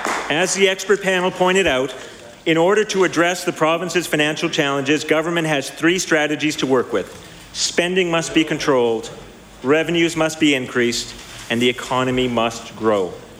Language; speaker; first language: English; native; English